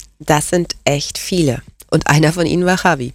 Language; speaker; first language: German; native; German